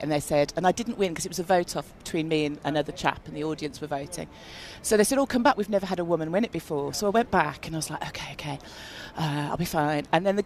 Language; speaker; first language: English; native; English